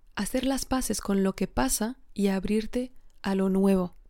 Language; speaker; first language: Spanish; non-native, fluent; French